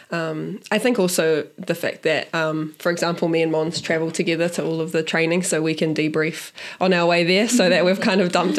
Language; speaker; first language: English; native; English